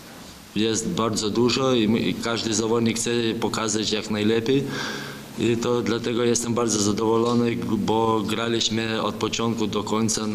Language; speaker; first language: Polish; non-native, fluent; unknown